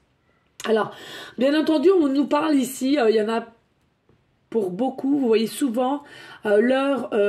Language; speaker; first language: French; native; French